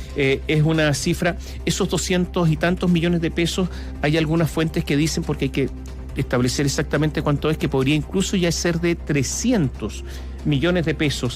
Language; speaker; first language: Spanish; native; Spanish